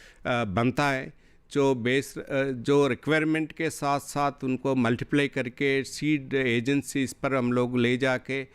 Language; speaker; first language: Hindi; non-native, local second language; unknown